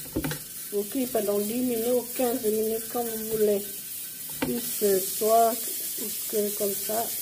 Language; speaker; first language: French; non-native, learner; Hmong